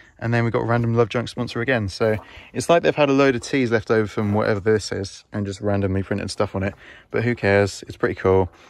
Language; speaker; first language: English; native; English